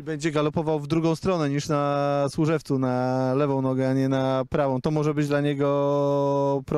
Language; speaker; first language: Polish; native; Polish